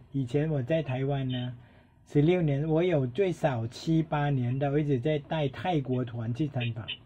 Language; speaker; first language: Chinese; non-native, fluent; Thai